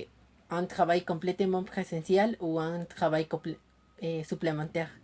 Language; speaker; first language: French; non-native, learner; Spanish